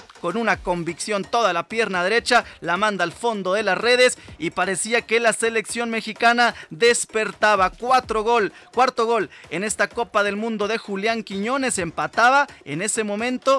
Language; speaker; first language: Spanish; native; Spanish